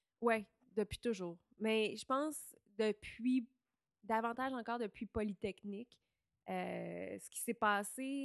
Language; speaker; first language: French; native; French